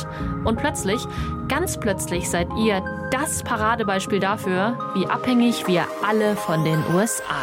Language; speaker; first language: German; native; German